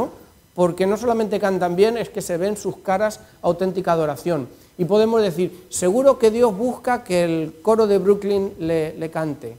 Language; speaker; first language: Spanish; native; Spanish